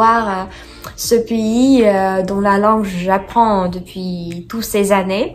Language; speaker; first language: French; non-native, fluent; Russian